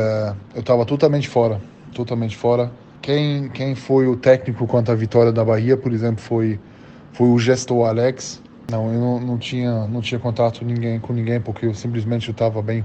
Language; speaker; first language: Portuguese; early bilingual, heritage; German